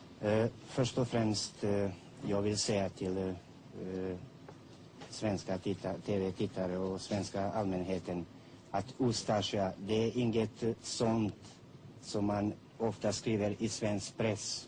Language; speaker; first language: Swedish; non-native, fluent; Croatian